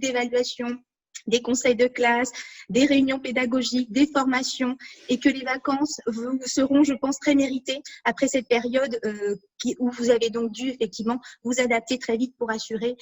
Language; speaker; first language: French; native; French